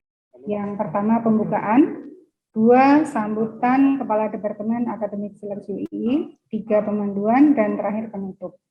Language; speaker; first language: Indonesian; native; Indonesian